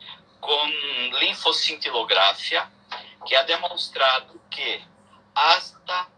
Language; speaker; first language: Spanish; non-native, learner; Portuguese